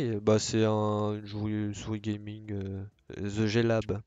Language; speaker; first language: French; native; French